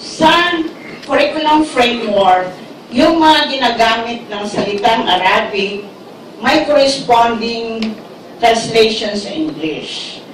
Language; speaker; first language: Filipino; non-native, local second language; Waray